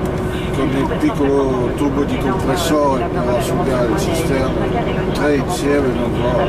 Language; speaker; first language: Italian; non-native, fluent; French